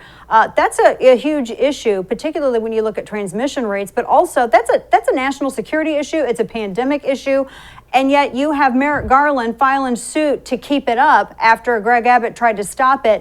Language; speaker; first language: English; native; English